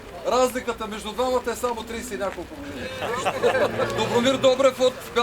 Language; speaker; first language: Bulgarian; native; Bulgarian